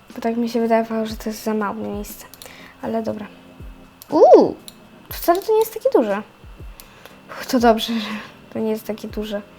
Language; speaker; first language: Polish; native; Polish